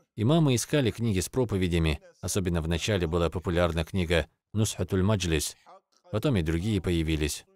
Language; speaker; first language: Russian; non-native, local second language; Avaric